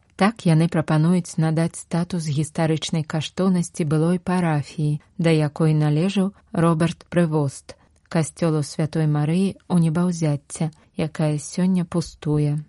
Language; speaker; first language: Belarusian; native; Belarusian